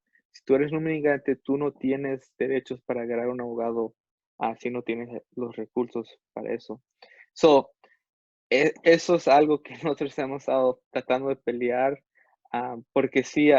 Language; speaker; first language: Spanish; non-native, fluent; English